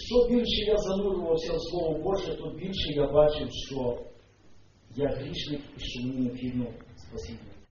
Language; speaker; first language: Polish; non-native, learner; Ukrainian